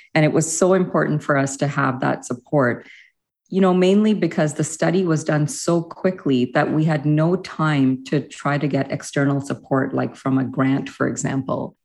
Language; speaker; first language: English; early bilingual, other home language; Hindi